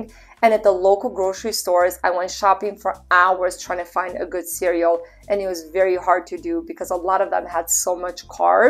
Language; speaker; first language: English; native; English